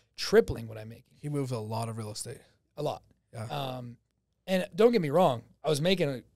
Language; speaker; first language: English; native; English